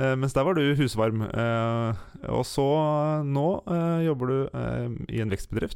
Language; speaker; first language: Norwegian; native; Norwegian